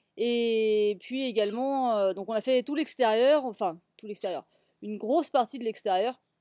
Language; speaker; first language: French; native; French